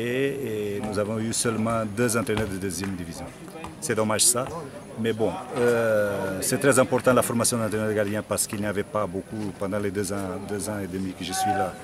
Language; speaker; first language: French; non-native, fluent; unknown